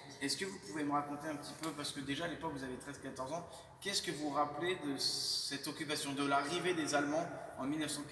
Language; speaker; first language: French; native; French